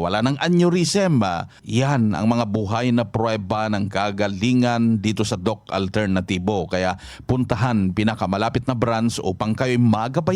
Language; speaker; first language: Filipino; native; Filipino